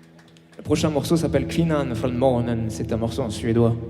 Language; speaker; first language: French; native; French